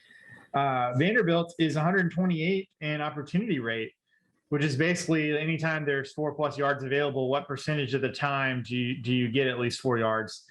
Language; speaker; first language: English; native; English